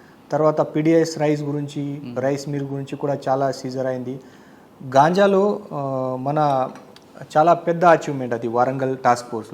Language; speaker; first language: Telugu; non-native, fluent; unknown